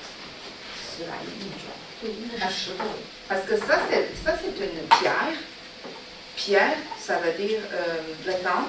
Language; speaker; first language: French; non-native, learner; Chinese